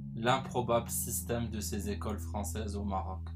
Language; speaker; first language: French; non-native, local second language; Arabic